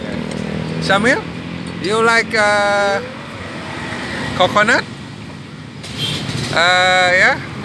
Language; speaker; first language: English; non-native, learner; Indonesian